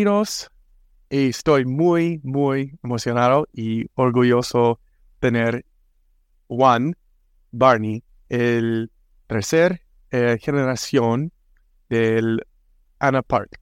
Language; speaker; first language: Spanish; non-native, fluent; English